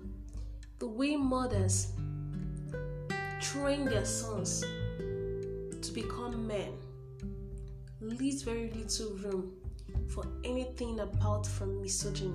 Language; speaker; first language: English; non-native, local second language; Igbo